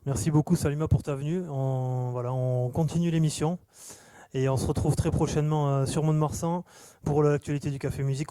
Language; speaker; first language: French; native; French